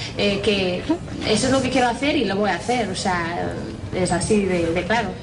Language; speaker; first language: Spanish; non-native, fluent; English